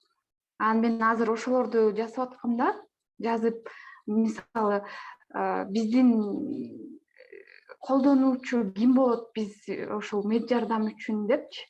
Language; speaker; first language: Kyrgyz; native; Kyrgyz